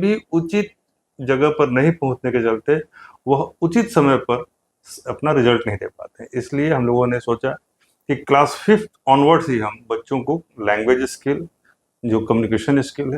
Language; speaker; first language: Hindi; native; Hindi